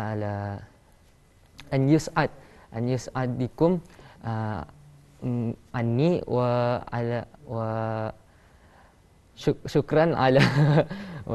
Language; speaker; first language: Arabic; non-native, learner; Malay